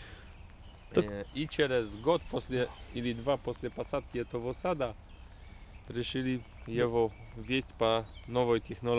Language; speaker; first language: Russian; non-native, fluent; Polish